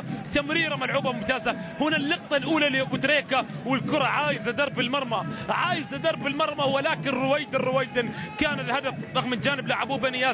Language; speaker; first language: Arabic; native; Arabic